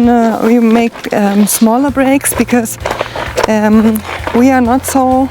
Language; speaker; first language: English; non-native, learner; German